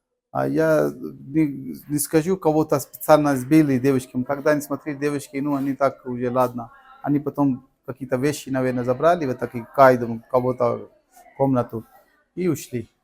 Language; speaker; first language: Russian; non-native, learner; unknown